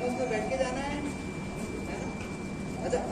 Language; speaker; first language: Hindi; non-native, local second language; Telugu